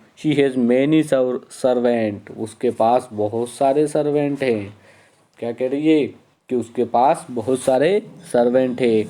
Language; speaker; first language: Hindi; native; Hindi